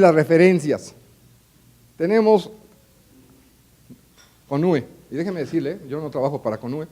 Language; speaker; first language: Spanish; native; Spanish